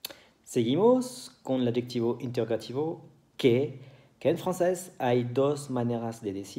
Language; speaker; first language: Spanish; non-native, fluent; French